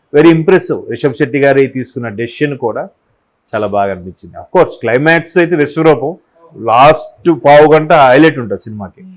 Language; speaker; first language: Telugu; native; Telugu